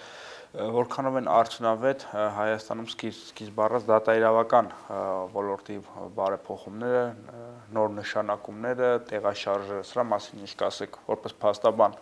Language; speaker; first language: Armenian; native; Armenian